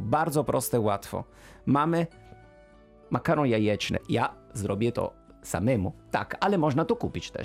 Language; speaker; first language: Polish; non-native, fluent; Italian